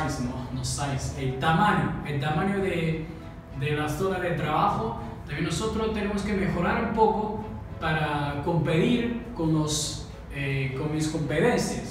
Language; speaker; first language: Spanish; non-native, learner; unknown